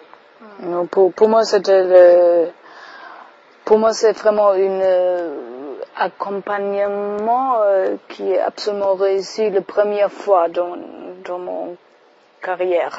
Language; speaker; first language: French; non-native, fluent; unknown